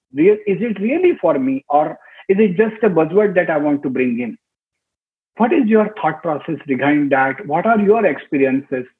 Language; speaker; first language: English; non-native, local second language; Marathi